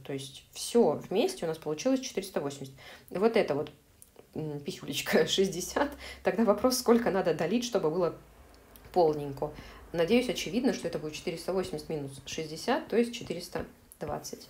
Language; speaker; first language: Russian; native; Russian